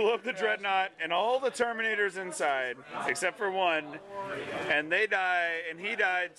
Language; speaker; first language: English; native; English